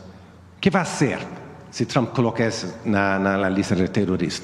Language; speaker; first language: Spanish; non-native, learner; Swedish